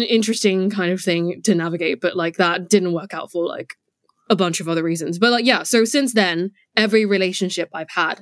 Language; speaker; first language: English; non-native, local second language; Cantonese